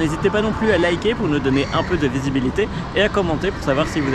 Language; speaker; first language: French; native; French